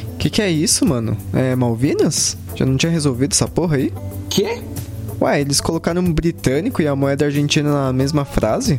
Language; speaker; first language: Portuguese; native; Portuguese